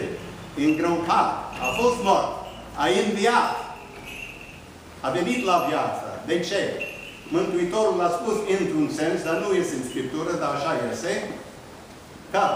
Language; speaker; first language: Romanian; early bilingual, heritage; Romanian